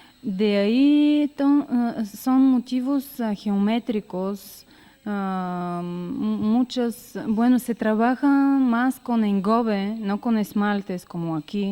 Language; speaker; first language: Spanish; non-native, learner; Bulgarian